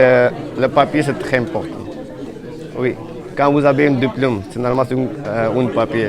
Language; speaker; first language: French; non-native, learner; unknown